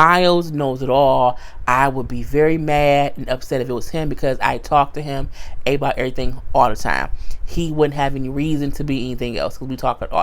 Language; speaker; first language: English; native; English